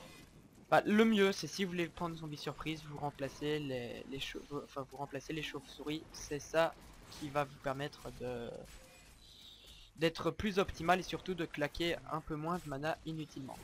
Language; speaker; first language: French; native; French